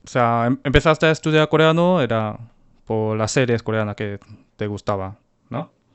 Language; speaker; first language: Spanish; non-native, fluent; Korean